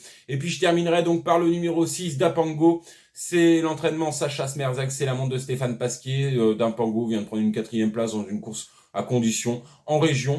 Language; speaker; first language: French; native; French